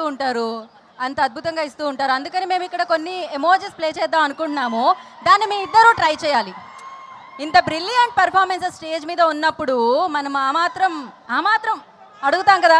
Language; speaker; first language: Telugu; native; Telugu